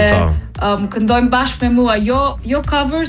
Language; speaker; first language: Albanian; non-native, learner; English